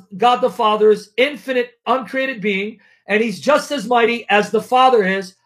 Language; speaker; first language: English; native; English